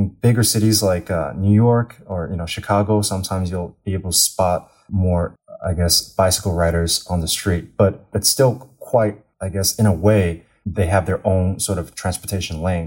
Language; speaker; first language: English; native; English